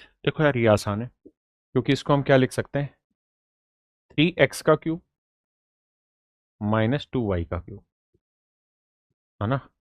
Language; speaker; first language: Hindi; native; Hindi